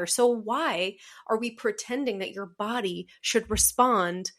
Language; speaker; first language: English; native; English